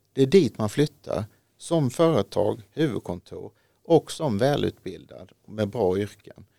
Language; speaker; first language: Swedish; native; Swedish